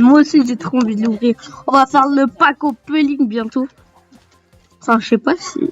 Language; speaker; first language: French; native; French